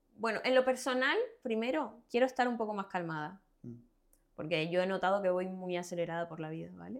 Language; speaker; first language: Spanish; native; Spanish